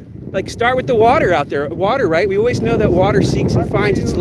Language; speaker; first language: English; native; English